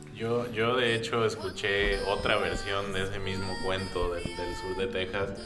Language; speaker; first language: Spanish; early bilingual, heritage; Spanish